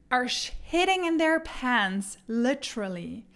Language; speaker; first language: English; non-native, fluent; German